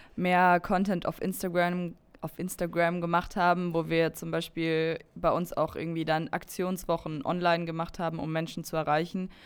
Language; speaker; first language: German; native; German